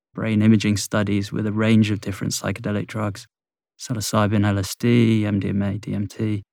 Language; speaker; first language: English; native; English